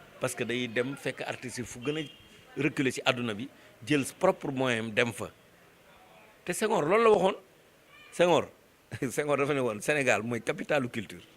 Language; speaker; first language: Wolof; non-native, local second language; Fula